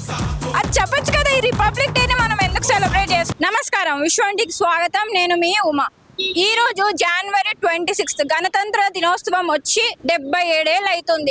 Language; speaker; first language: Telugu; native; Telugu